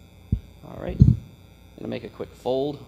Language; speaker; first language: English; native; English